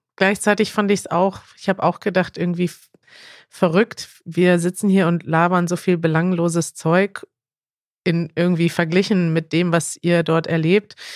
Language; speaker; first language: German; native; German